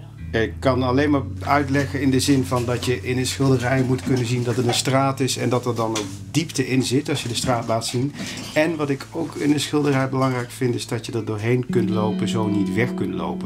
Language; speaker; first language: Dutch; native; Dutch